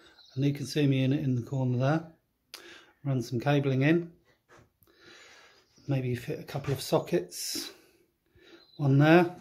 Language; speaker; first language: English; native; English